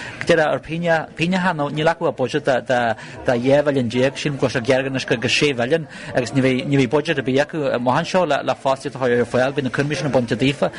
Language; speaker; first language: Irish; native; Irish